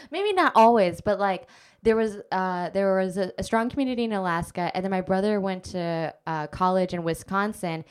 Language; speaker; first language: English; native; English